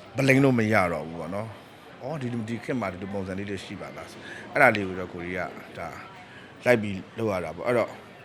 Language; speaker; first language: Burmese; non-native, local second language; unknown